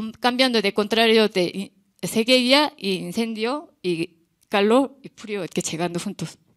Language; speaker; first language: Spanish; non-native, learner; Korean